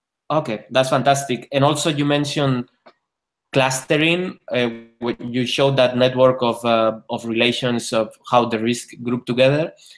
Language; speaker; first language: English; non-native, fluent; Spanish